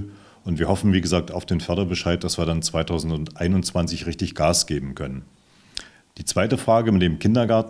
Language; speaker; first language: German; native; German